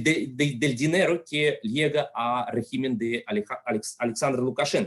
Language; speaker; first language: Spanish; non-native, fluent; Russian